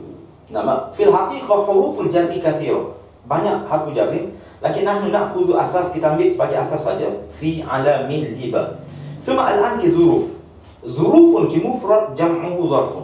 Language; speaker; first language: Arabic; non-native, fluent; Malay